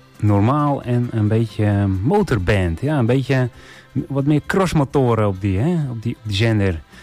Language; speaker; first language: Dutch; native; Dutch